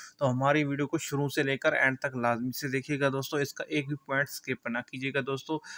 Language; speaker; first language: Urdu; native; Urdu